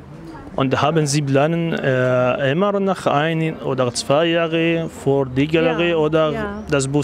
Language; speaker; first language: German; non-native, learner; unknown